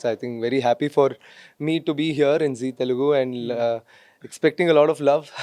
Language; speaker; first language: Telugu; non-native, local second language; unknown